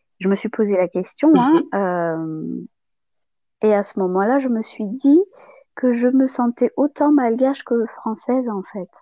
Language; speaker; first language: French; non-native, local second language; Malagasy